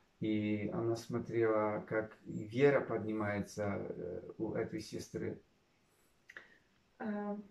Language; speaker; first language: Russian; non-native, learner; Polish